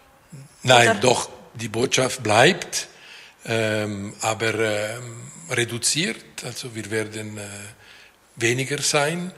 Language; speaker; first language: German; non-native, local second language; Italian